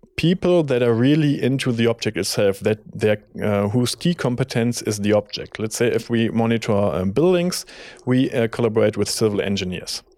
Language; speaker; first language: English; non-native, fluent; German